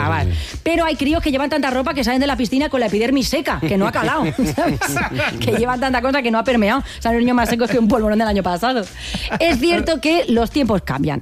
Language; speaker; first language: Spanish; native; Spanish